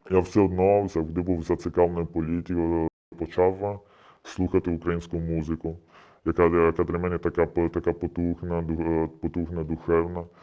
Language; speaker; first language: Ukrainian; early bilingual, heritage; Ukrainian